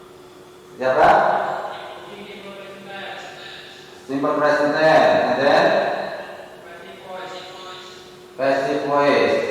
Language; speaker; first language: English; non-native, learner; Indonesian